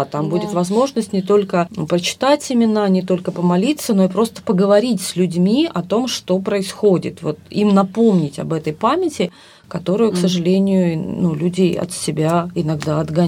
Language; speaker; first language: Russian; native; Russian